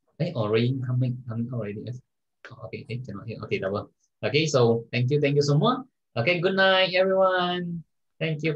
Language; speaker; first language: English; non-native, local second language; Malay